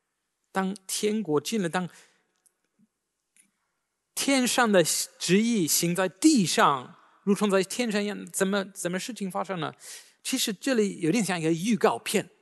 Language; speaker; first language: Chinese; native; Chinese